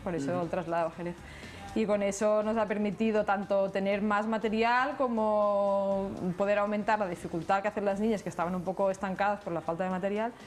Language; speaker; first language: Spanish; native; Spanish